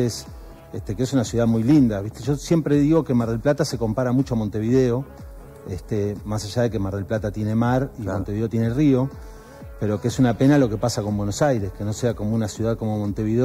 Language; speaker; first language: Spanish; native; Spanish